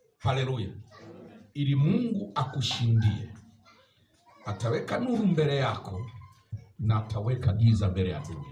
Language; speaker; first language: Swahili; native; Swahili